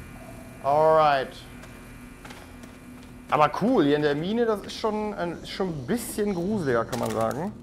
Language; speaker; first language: German; native; German